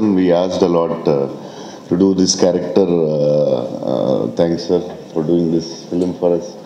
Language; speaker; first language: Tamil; non-native, local second language; Telugu